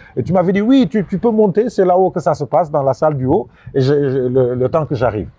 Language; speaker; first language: French; non-native, local second language; Wolof